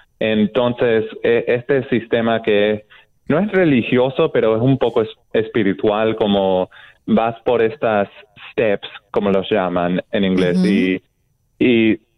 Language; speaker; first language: Spanish; non-native, fluent; English